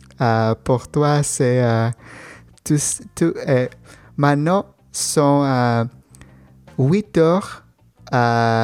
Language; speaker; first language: French; non-native, learner; Spanish